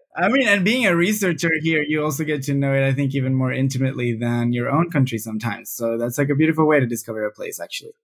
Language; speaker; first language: English; non-native, fluent; Spanish